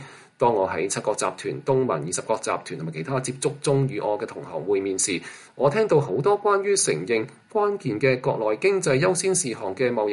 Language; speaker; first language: Chinese; non-native, local second language; Cantonese